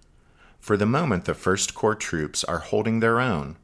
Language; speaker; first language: English; native; English